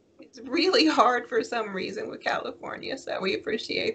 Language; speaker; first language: English; native; English